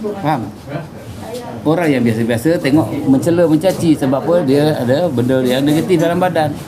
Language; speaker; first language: Malay; native; Malay